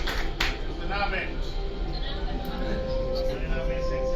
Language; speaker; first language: German; non-native, learner; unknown